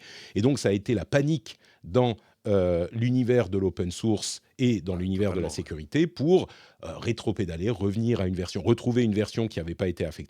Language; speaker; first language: French; native; French